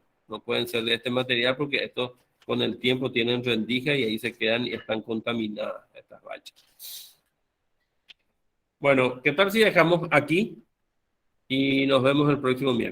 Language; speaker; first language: Spanish; native; Spanish